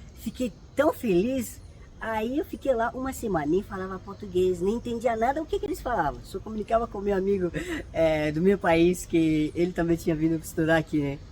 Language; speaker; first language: Portuguese; non-native, fluent; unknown